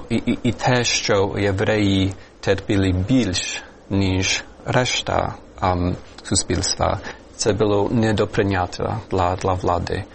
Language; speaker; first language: Ukrainian; non-native, fluent; English